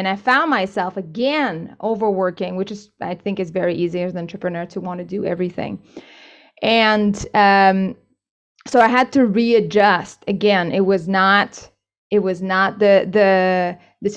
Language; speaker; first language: English; native; English